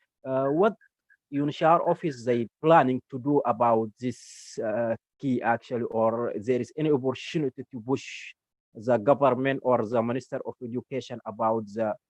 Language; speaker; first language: English; non-native, learner; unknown